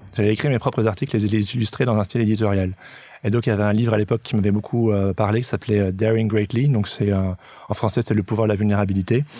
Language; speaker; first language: French; native; French